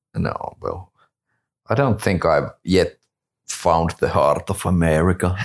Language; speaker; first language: English; non-native, fluent; Finnish